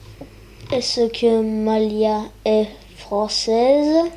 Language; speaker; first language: French; non-native, learner; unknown